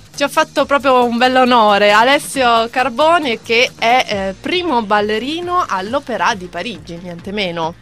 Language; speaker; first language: Italian; native; Italian